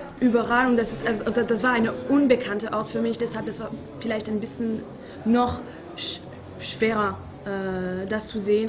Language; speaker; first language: German; non-native, fluent; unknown